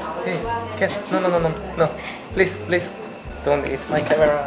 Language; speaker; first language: English; non-native, learner; Korean